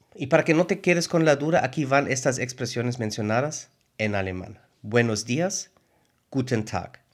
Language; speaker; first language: Spanish; non-native, fluent; German